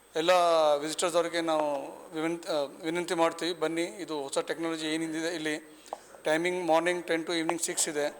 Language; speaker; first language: Kannada; non-native, local second language; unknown